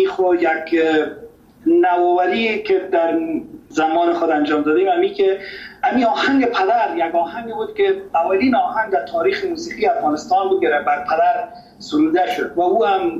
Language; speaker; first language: Persian; native; Persian